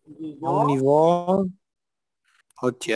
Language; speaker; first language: Russian; non-native, learner; Spanish